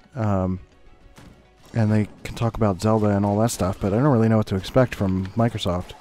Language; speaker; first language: English; native; English